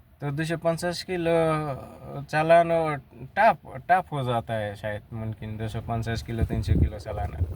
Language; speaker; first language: Hindi; non-native, fluent; Bangla